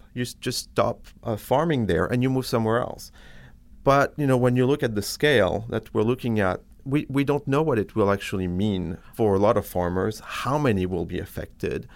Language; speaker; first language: English; non-native, fluent; French